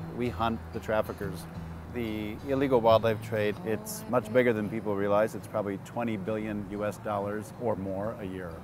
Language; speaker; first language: English; native; English